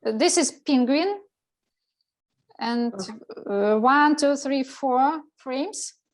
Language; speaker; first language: English; non-native, learner; Russian